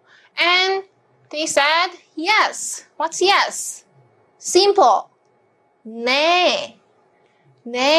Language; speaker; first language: English; non-native, fluent; Korean